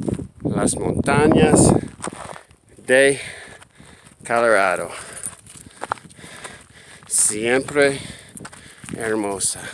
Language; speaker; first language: Spanish; non-native, learner; English